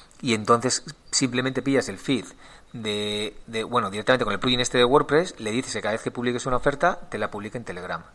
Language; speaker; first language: Spanish; native; Spanish